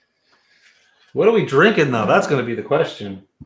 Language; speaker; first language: English; native; English